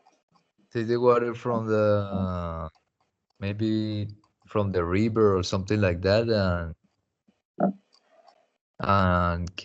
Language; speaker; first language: English; non-native, learner; Spanish